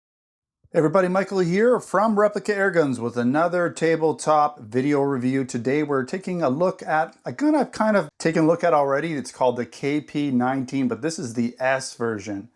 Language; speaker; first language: English; native; English